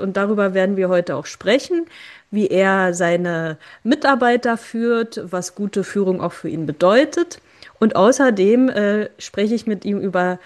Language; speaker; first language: German; native; German